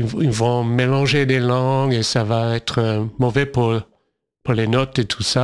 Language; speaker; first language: French; non-native, fluent; English